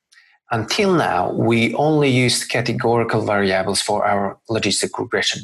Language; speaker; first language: English; non-native, fluent; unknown